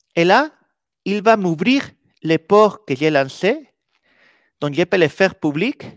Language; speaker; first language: French; non-native, fluent; Spanish